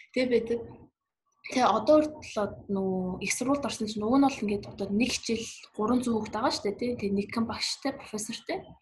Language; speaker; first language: Mongolian; early bilingual, heritage; Mongolian